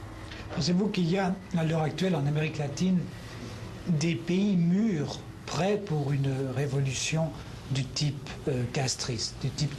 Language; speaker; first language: French; native; French